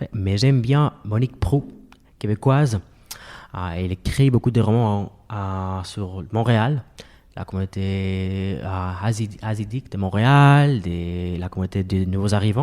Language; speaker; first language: French; non-native, fluent; Spanish